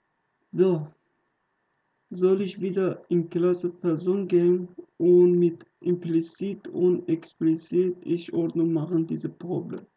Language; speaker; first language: German; non-native, learner; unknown